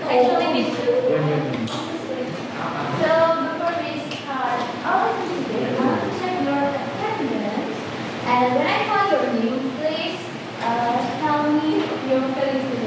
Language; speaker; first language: English; non-native, fluent; Indonesian